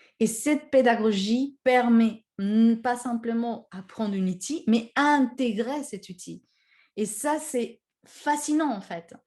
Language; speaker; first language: French; non-native, fluent; Spanish